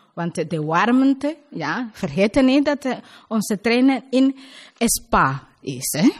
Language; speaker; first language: Dutch; non-native, learner; Spanish